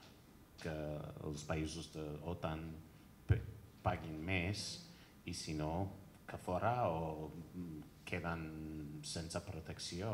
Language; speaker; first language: Catalan; non-native, fluent; English